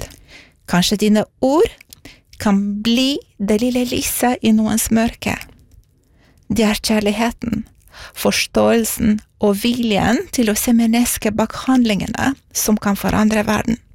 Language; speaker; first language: Norwegian; non-native, fluent; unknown